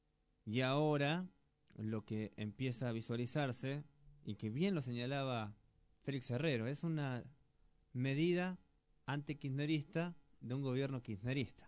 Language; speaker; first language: Spanish; native; Spanish